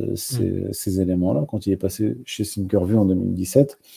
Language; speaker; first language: French; non-native, local second language; Arabic